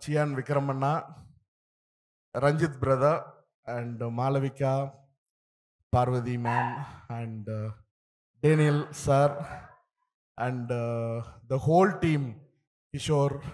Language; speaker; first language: Telugu; non-native, learner; Tamil